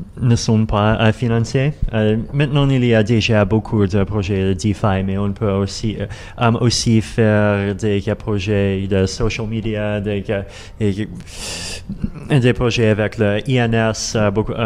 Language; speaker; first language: French; non-native, learner; Russian